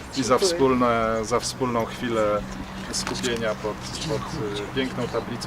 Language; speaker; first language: Polish; native; Polish